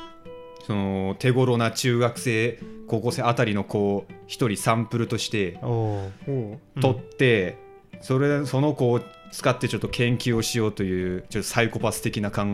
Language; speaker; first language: Japanese; native; Japanese